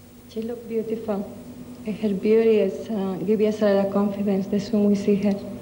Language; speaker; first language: English; non-native, learner; Spanish